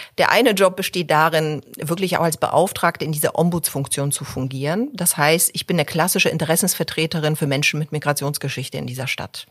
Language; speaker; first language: German; early bilingual, other home language; Polish